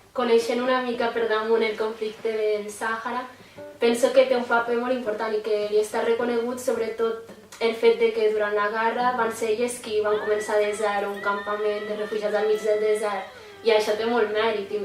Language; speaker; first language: Catalan; native; Catalan